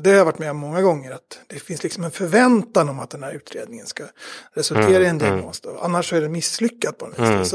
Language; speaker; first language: Swedish; native; Swedish